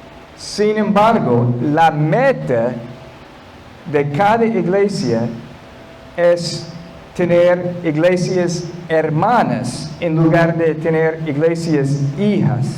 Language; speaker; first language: Spanish; non-native, fluent; English